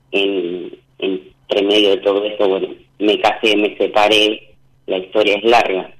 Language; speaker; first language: Spanish; native; Spanish